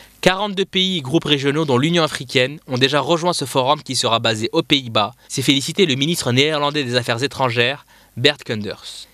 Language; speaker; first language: French; non-native, local second language; Arabic